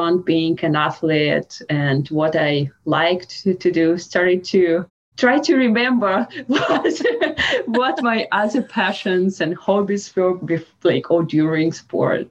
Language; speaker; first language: English; non-native, fluent; Russian